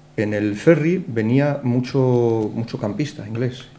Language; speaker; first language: Spanish; native; Spanish